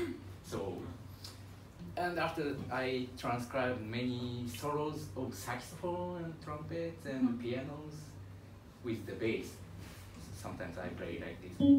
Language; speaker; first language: English; non-native, learner; Japanese